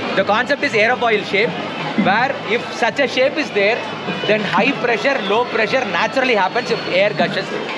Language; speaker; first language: English; non-native, local second language; Tamil